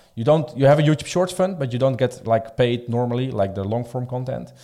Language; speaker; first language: English; non-native, fluent; Dutch